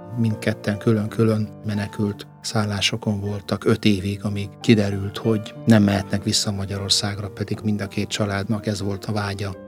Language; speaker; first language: Hungarian; early bilingual, heritage; Hungarian